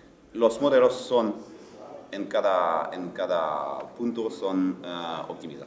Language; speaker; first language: Spanish; non-native, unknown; French